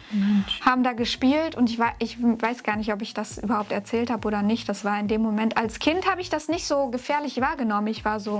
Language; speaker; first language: German; early bilingual, other home language; Russian